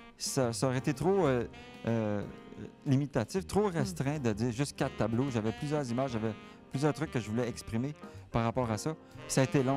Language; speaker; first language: French; native; French